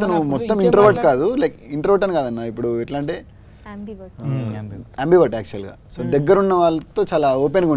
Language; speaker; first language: Telugu; native; Telugu